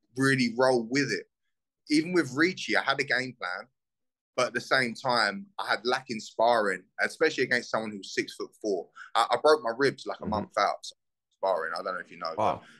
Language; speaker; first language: English; native; English